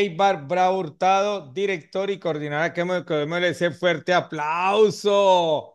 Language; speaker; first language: Spanish; native; Spanish